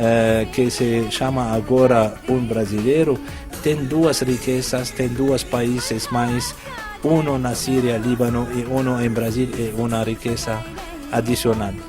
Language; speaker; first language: Portuguese; non-native, fluent; Arabic